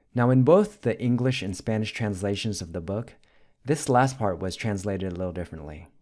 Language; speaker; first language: English; native; English